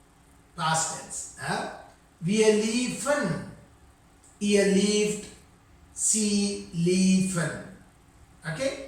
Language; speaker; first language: German; non-native, fluent; Sinhala